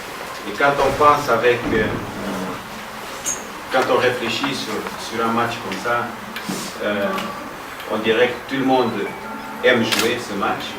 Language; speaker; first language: French; non-native, fluent; Portuguese